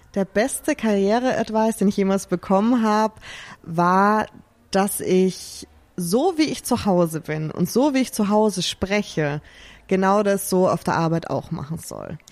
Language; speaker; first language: German; native; German